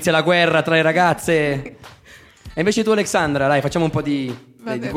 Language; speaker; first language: Italian; native; Italian